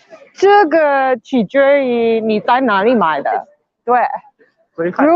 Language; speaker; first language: Chinese; non-native, learner; Afrikaans